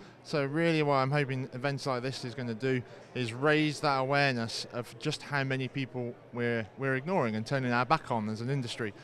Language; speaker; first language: English; native; English